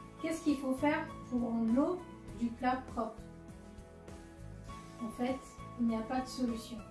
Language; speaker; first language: French; native; French